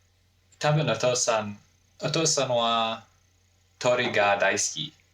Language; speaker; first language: Japanese; non-native, learner; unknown